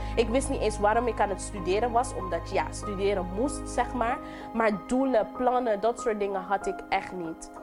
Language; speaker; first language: Dutch; non-native, local second language; English